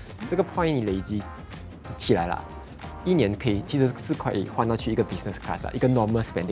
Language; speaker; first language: Chinese; native; Chinese